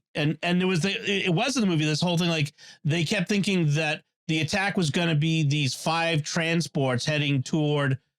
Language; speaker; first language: English; native; English